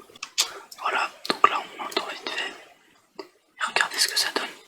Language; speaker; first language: French; native; French